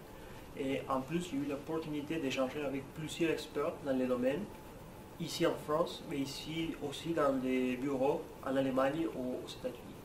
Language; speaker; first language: French; non-native, fluent; Spanish